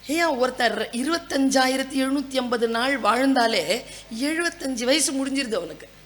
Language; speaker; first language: Tamil; non-native, local second language; Urdu